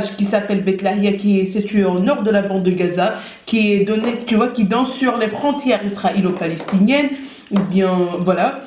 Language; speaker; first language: French; non-native, local second language; Arabic